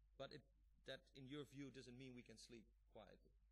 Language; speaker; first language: English; non-native, fluent; Dutch